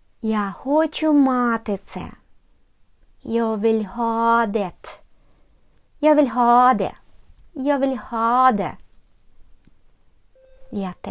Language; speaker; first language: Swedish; non-native, fluent; Ukrainian